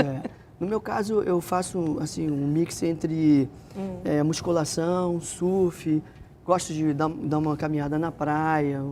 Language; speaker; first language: Portuguese; native; Portuguese